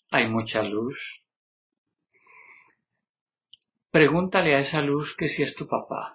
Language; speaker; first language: Spanish; native; Spanish